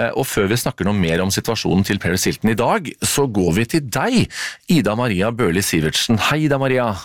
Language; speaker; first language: Norwegian; native; Norwegian